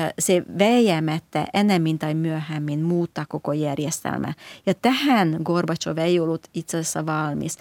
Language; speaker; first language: Finnish; non-native, fluent; Hungarian